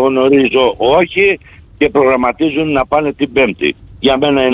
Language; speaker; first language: Greek; native; Greek